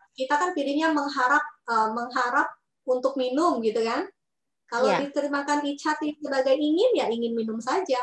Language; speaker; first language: Indonesian; native; Indonesian